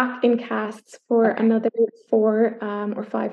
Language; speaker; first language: English; native; English